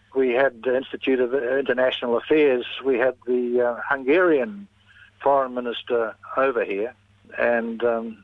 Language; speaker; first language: English; early bilingual, other home language; Estonian